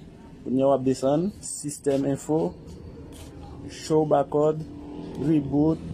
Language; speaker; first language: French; non-native, learner; Haitian Creole